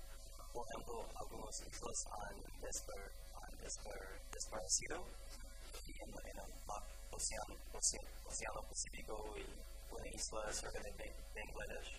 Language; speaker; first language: Spanish; non-native, fluent; English